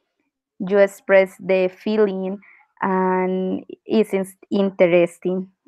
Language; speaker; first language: English; non-native, learner; Spanish